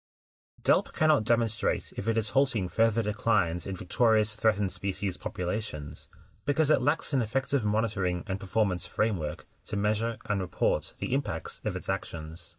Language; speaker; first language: English; native; English